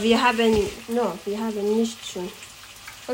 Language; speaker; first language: German; non-native, learner; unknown